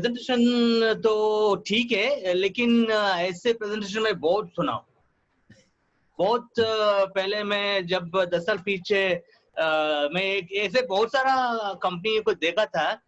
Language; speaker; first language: Hindi; non-native, local second language; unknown